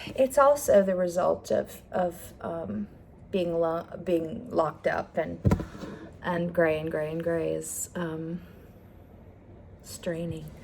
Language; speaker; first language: English; native; English